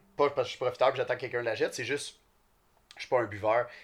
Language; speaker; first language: French; native; French